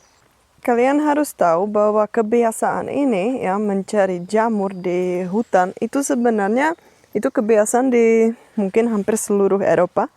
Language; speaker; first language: Indonesian; non-native, fluent; Czech